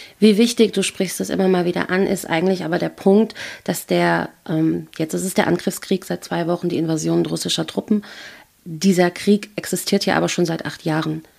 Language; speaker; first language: German; native; German